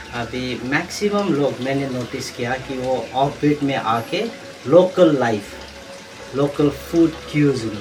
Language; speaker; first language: Hindi; non-native, local second language; Nepali